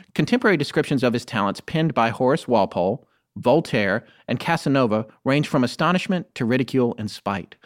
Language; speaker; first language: English; native; English